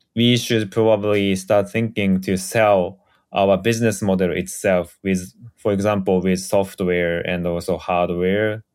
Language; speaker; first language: English; non-native, fluent; Japanese